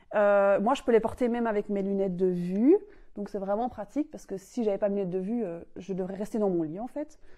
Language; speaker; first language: French; native; French